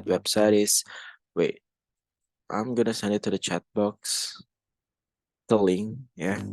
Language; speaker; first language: English; non-native, fluent; Indonesian